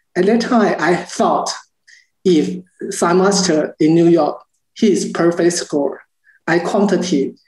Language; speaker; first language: English; non-native, learner; Chinese